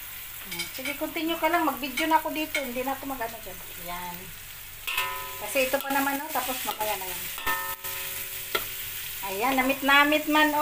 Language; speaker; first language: Filipino; non-native, local second language; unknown